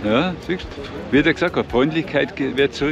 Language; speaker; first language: German; native; German